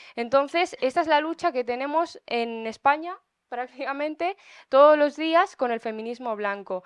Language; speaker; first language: Spanish; early bilingual, other home language; Arabic